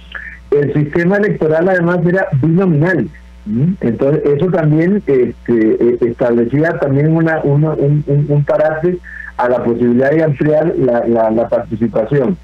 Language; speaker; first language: Spanish; native; Spanish